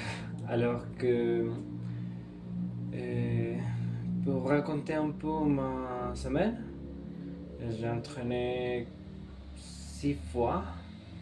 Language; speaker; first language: French; non-native, fluent; Spanish